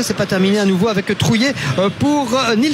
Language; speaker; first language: French; native; French